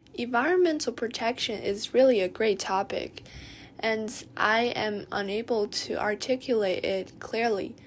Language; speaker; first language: English; non-native, fluent; Chinese